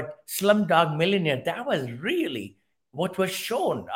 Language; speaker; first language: English; non-native, local second language; Hindi